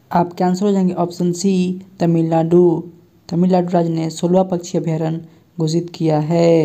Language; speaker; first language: Hindi; native; Hindi